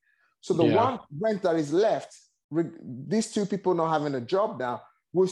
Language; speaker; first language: English; non-native, local second language; Yoruba